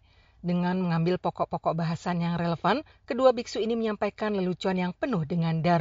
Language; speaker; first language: Indonesian; native; Indonesian